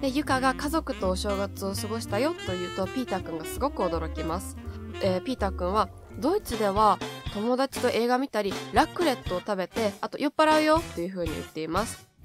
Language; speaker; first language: Japanese; native; Japanese